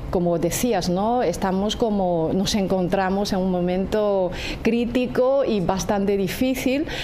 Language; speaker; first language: Spanish; non-native, fluent; Chinese